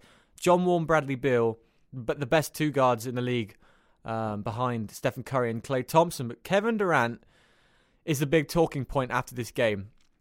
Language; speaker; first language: English; native; English